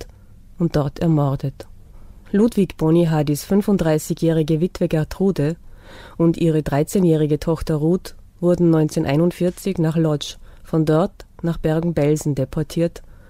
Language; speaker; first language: German; native; German